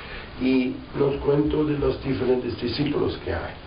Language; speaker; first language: Spanish; non-native, fluent; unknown